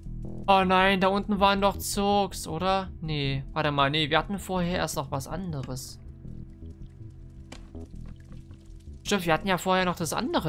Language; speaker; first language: German; native; German